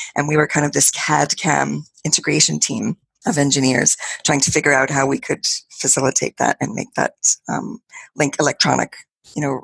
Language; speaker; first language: English; native; English